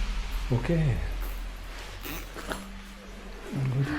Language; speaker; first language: English; non-native, learner; French